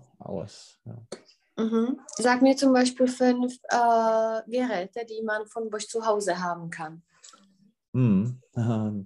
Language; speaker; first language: German; non-native, fluent; Czech